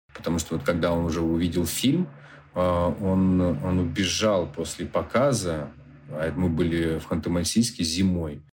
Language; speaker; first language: Russian; native; Russian